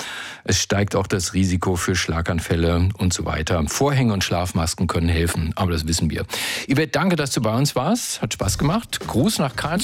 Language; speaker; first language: German; native; German